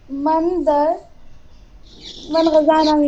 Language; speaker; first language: Persian; non-native, learner; Urdu